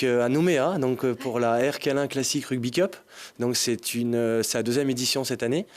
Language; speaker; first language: French; native; French